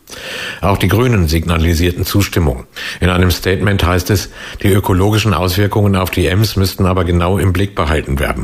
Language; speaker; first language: German; native; German